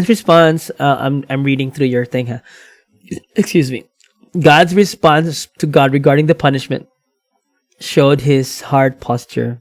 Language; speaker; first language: English; non-native, local second language; Filipino